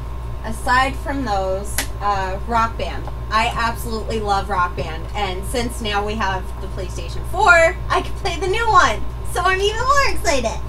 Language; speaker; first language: English; native; English